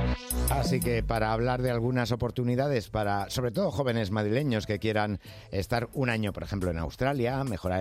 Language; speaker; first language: Spanish; native; Spanish